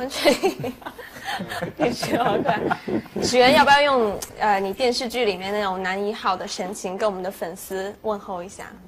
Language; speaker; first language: Chinese; native; Chinese